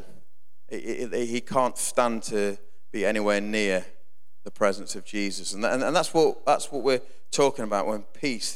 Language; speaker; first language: English; native; English